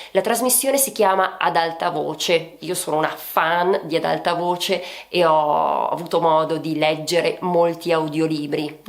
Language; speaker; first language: Italian; native; Italian